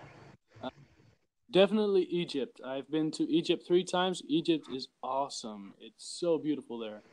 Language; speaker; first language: English; early bilingual, heritage; English